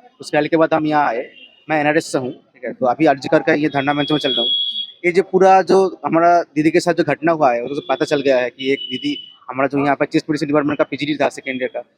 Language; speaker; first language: Hindi; non-native, local second language; Bangla